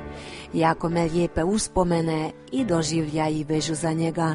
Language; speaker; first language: Serbian; early bilingual, heritage; Croatian